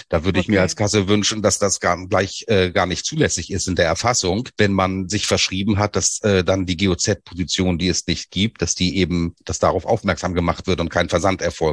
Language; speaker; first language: German; native; German